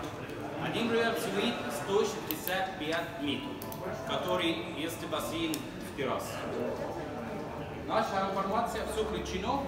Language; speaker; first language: Russian; non-native, learner; Arabic